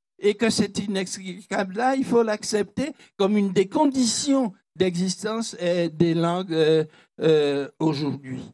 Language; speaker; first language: French; non-native, local second language; Guadeloupean Creole French